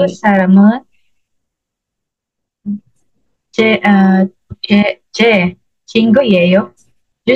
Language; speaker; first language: Korean; non-native, learner; Filipino